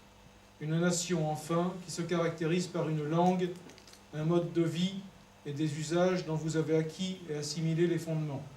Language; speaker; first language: French; native; French